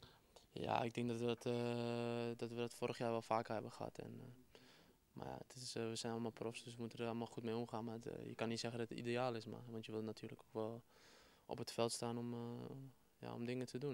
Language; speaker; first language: Dutch; native; Dutch